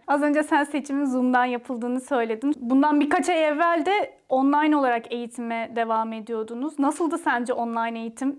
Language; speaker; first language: Turkish; native; Turkish